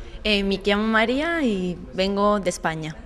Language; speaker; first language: Italian; non-native, learner; Spanish